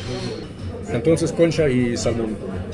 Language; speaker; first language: Spanish; non-native, learner; Dutch